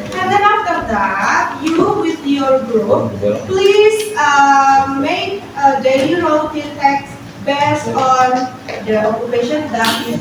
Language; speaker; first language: English; non-native, fluent; Indonesian